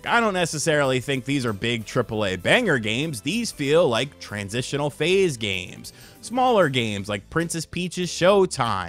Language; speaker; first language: English; native; English